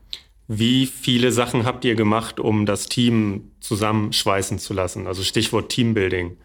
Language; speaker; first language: German; native; German